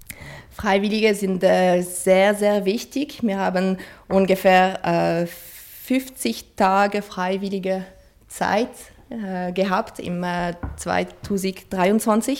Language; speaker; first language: German; non-native, fluent; French